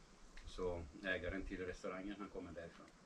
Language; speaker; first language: Swedish; non-native, fluent; Italian